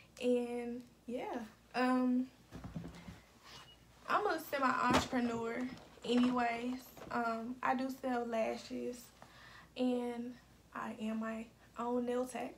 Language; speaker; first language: English; native; English